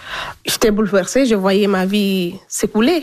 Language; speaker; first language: French; non-native, local second language; Fula